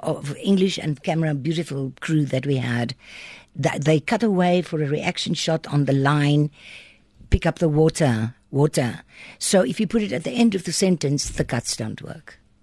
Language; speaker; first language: English; non-native, local second language; Afrikaans